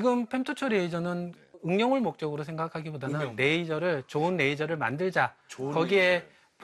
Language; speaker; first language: Korean; native; Korean